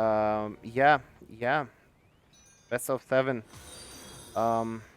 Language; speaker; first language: English; non-native, fluent; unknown